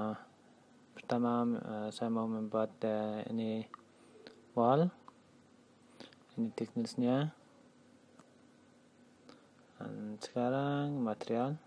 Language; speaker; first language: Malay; non-native, learner; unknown